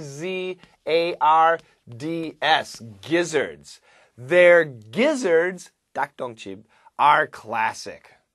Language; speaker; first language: English; native; English